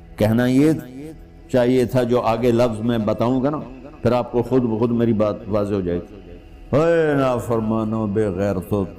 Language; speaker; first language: Urdu; non-native, local second language; Punjabi